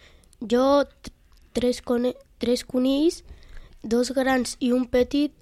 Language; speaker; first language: Catalan; non-native, local second language; Spanish